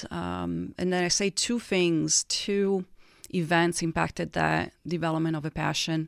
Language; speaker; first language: English; non-native, fluent; Italian